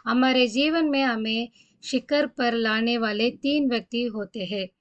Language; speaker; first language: Hindi; non-native, local second language; Tamil